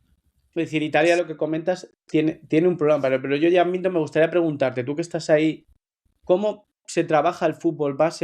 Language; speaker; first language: Spanish; native; Spanish